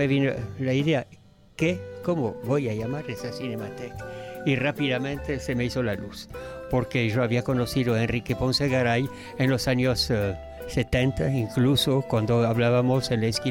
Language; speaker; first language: Spanish; non-native, fluent; French